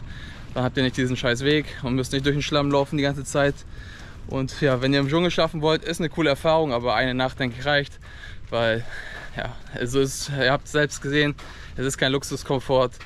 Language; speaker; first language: German; native; German